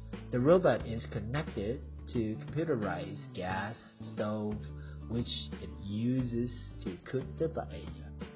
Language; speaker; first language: English; non-native, fluent; Chinese